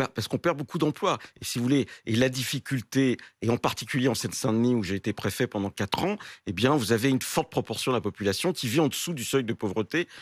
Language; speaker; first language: French; native; French